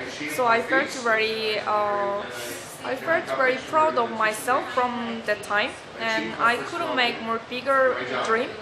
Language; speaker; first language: English; non-native, learner; Korean